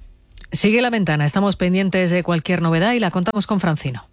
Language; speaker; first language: Spanish; native; Spanish